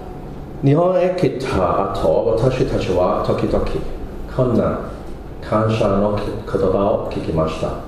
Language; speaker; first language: Japanese; non-native, fluent; English